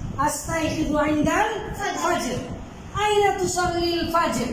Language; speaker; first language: Arabic; non-native, fluent; Bangla